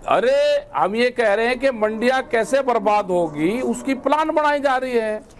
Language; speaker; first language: Hindi; native; Hindi